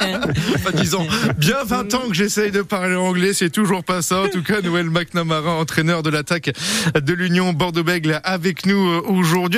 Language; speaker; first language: French; native; French